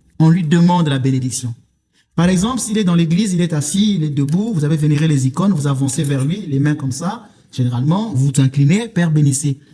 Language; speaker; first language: French; non-native, local second language; Lingala